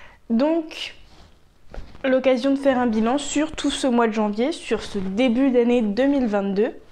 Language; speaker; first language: French; native; French